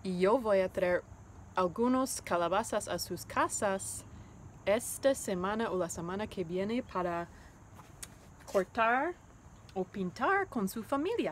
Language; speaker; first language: Spanish; non-native, learner; English